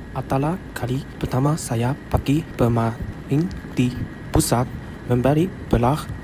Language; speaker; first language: Malay; non-native, learner; Chinese